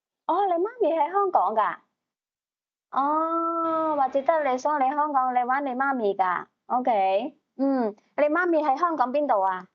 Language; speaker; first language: Cantonese; native; Cantonese